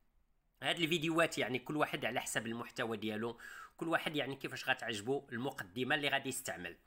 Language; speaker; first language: Arabic; native; Arabic